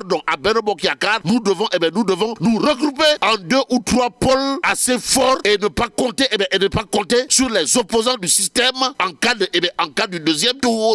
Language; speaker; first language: French; non-native, local second language; Wolof